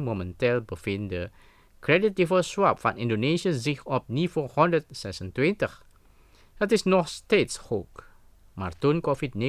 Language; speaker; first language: Dutch; non-native, fluent; Indonesian